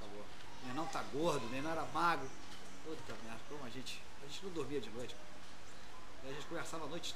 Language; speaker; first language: Portuguese; native; Portuguese